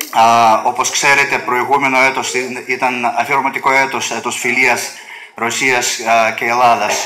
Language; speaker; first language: Greek; non-native, learner; Russian